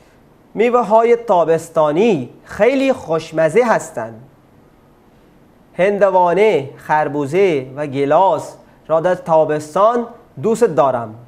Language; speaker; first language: Persian; non-native, fluent; Urdu